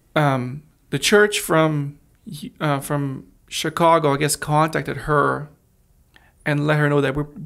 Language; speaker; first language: English; early bilingual, other home language; Russian